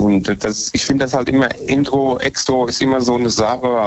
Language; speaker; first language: German; native; German